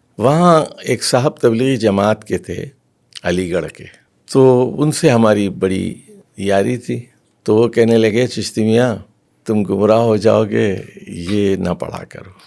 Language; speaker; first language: Urdu; native; Urdu